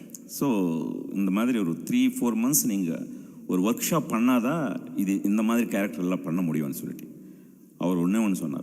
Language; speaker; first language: Tamil; non-native, fluent; Telugu